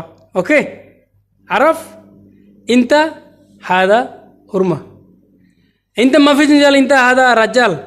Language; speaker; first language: Arabic; non-native, learner; Bangla